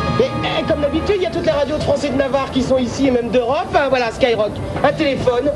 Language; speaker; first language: French; native; French